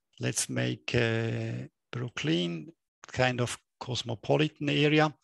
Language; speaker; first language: English; non-native, fluent; German